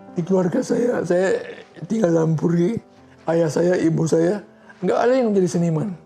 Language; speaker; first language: Indonesian; non-native, local second language; Balinese